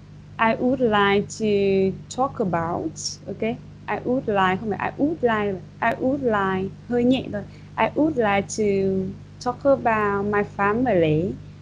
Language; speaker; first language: English; non-native, fluent; Vietnamese